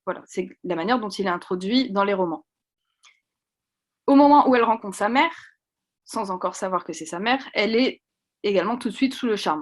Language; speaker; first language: French; native; French